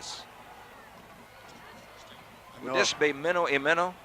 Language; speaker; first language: English; native; English